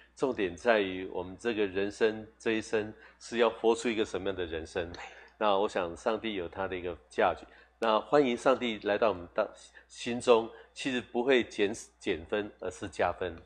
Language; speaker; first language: Chinese; native; Chinese